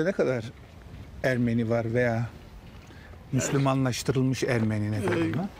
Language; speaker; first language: Turkish; early bilingual, heritage; Turkish